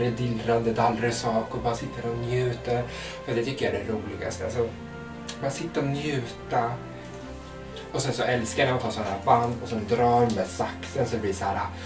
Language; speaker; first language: Swedish; native; Swedish